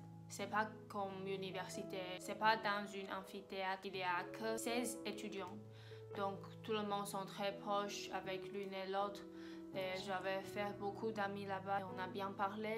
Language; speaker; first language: French; non-native, fluent; Chinese